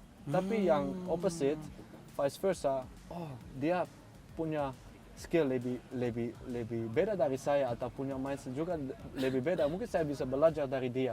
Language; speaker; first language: Indonesian; non-native, fluent; Dutch